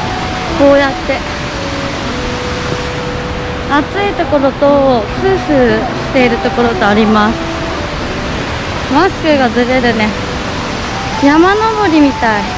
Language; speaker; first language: Japanese; native; Japanese